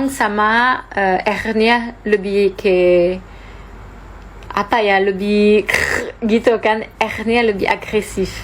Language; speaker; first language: Indonesian; non-native, fluent; French